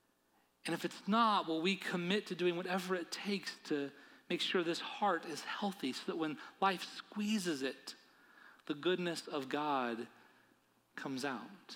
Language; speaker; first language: English; native; English